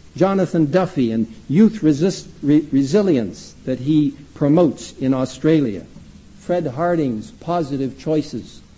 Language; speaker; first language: English; early bilingual, other home language; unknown